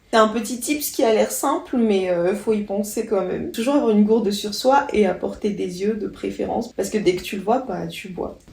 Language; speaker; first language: French; non-native, local second language; Malagasy